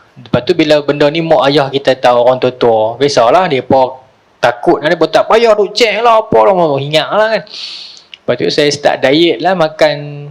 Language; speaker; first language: Malay; native; Malay